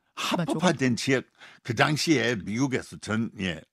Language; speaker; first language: Korean; non-native, fluent; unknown